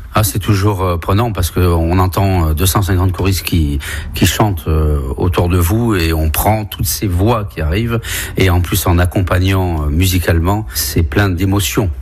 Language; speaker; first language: French; early bilingual, other home language; Spanish